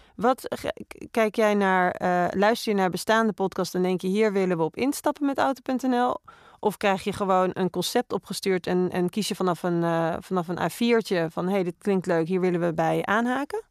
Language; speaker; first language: Dutch; native; Dutch